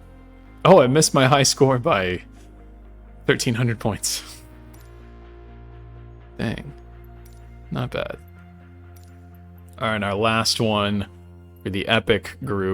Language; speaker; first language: English; native; English